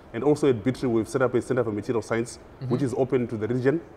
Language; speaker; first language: English; non-native, local second language; Shona